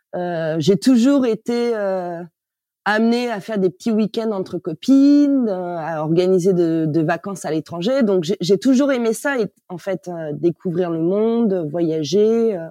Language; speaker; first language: French; native; French